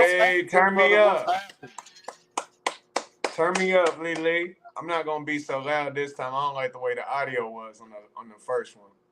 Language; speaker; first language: English; native; English